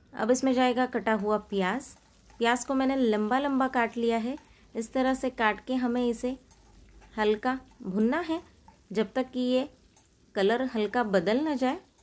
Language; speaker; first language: Hindi; non-native, local second language; Marathi